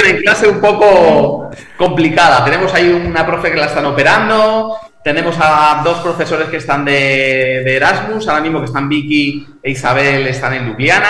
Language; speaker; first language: Spanish; native; Spanish